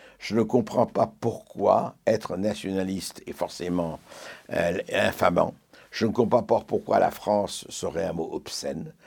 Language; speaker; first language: French; native; French